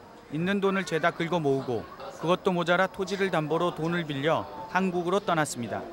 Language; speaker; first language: Korean; native; Korean